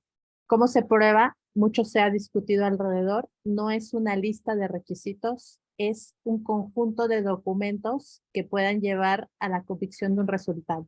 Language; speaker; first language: Spanish; native; Spanish